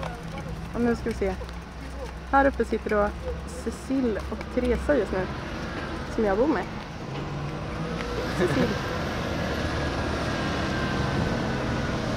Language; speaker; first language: Swedish; native; Swedish